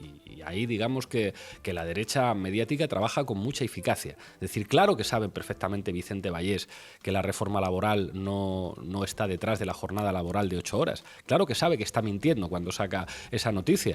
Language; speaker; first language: Spanish; native; Spanish